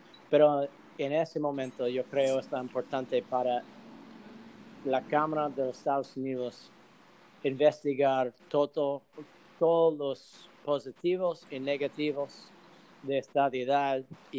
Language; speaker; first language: Spanish; non-native, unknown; English